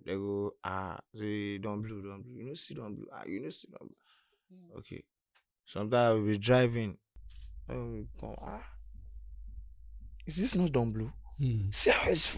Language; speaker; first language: English; non-native, local second language; Yoruba